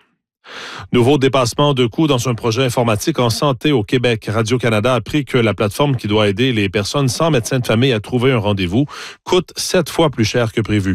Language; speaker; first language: French; native; French